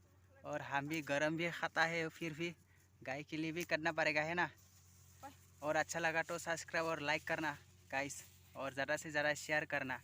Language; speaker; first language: Hindi; non-native, local second language; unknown